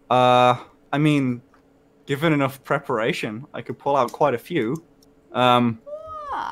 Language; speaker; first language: English; native; English